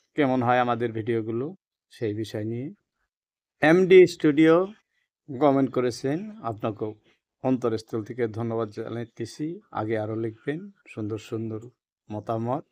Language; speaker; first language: Bangla; non-native, local second language; Assamese